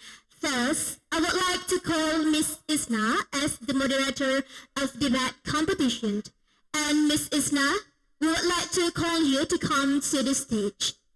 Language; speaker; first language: English; non-native, learner; Indonesian